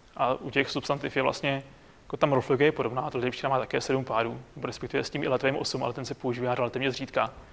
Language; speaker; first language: Czech; native; Czech